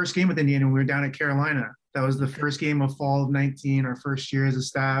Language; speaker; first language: English; early bilingual, other home language; Chinese